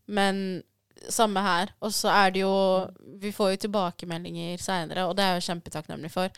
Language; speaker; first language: Norwegian; early bilingual, other home language; Persian